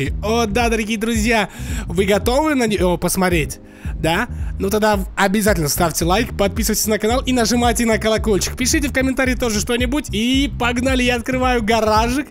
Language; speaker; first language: Russian; native; Russian